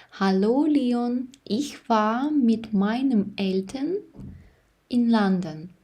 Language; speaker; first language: German; non-native, fluent; Ukrainian